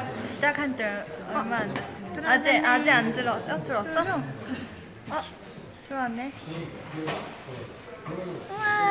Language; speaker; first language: Korean; non-native, fluent; Chinese